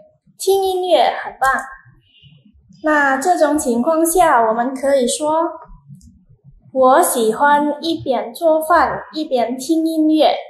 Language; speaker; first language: Chinese; non-native, fluent; Indonesian